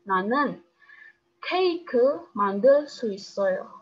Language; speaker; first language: Korean; non-native, learner; Indonesian